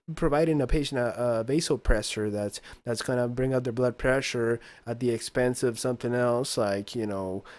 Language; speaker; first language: English; early bilingual, other home language; Spanish